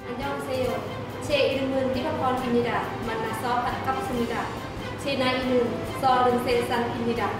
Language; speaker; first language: Korean; non-native, learner; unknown